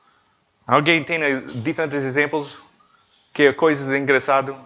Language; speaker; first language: Portuguese; non-native, learner; English